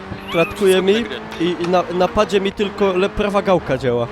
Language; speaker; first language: Polish; native; Polish